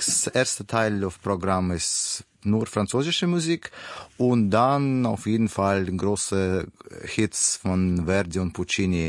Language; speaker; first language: German; non-native, learner; Russian